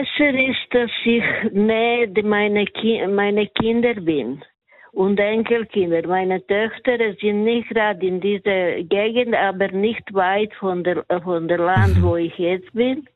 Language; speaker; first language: German; non-native, learner; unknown